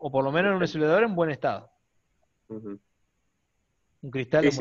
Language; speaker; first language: Spanish; native; Spanish